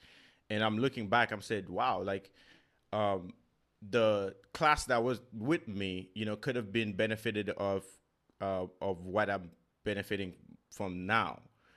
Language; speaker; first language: English; non-native, fluent; Haitian Creole